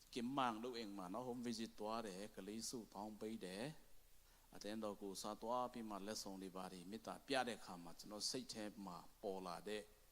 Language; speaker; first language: Burmese; non-native, local second language; Tedim Chin